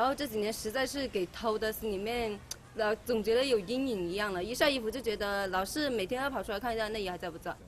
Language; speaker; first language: Chinese; native; Chinese